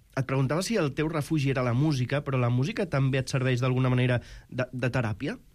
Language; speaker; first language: Catalan; native; Catalan